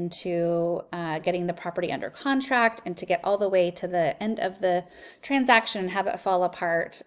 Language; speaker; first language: English; native; English